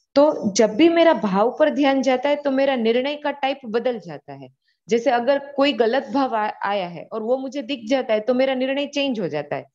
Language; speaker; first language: Hindi; non-native, local second language; Gujarati